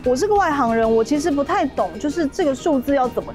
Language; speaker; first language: Chinese; native; Chinese